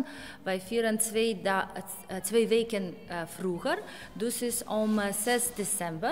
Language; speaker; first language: Dutch; non-native, fluent; Ukrainian